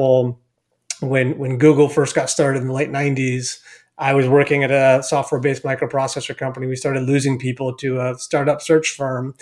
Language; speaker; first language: English; native; English